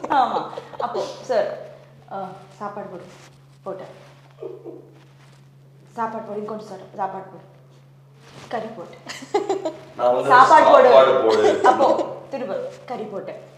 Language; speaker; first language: Tamil; non-native, learner; Telugu